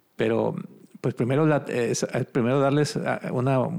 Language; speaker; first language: Spanish; native; Spanish